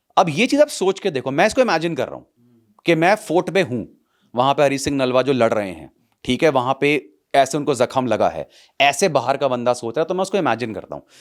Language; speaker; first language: Hindi; non-native, local second language; Punjabi